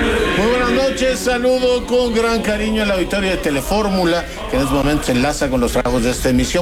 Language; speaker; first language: Spanish; native; Spanish